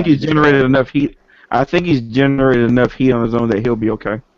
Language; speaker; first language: English; native; English